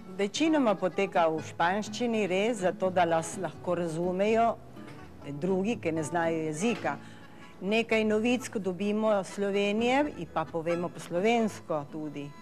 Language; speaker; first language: Slovenian; early bilingual, heritage; Slovenian